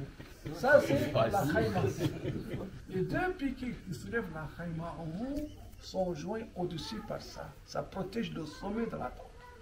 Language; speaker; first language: French; non-native, local second language; Arabic